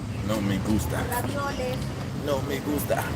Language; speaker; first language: Spanish; non-native, learner; English